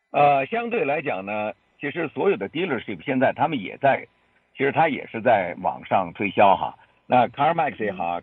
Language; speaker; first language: Chinese; native; Chinese